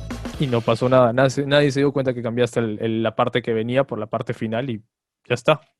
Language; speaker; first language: Spanish; native; Spanish